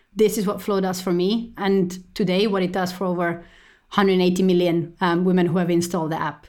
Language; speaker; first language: English; non-native, fluent; Estonian